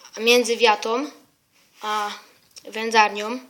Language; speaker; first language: Polish; native; Polish